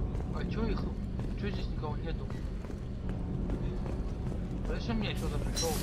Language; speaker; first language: Russian; native; Russian